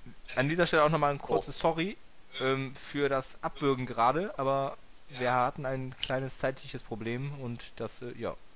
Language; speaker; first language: German; native; German